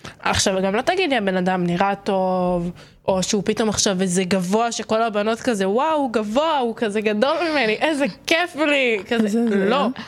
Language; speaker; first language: Hebrew; native; Hebrew